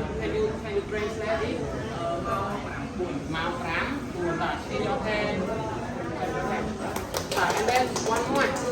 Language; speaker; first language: English; non-native, learner; Khmer